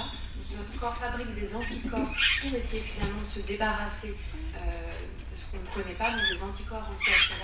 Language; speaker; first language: French; native; French